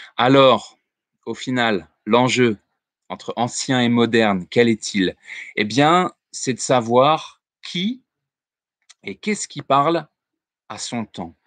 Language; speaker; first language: French; native; French